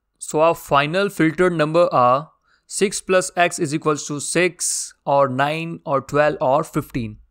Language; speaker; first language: English; non-native, local second language; Hindi